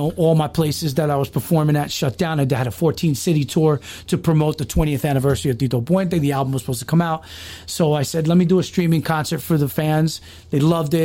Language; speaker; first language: English; early bilingual, other home language; Spanish